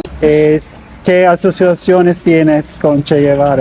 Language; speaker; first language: Spanish; non-native, learner; Turkish